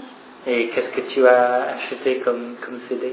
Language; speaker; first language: French; non-native, fluent; English